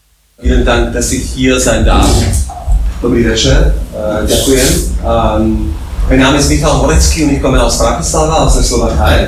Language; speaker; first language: German; non-native, fluent; Slovak